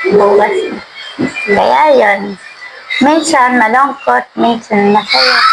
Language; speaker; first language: Filipino; native; Filipino